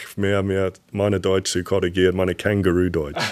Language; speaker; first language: German; non-native, learner; English